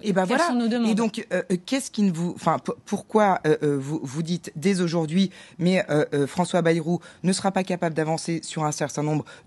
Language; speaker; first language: French; native; French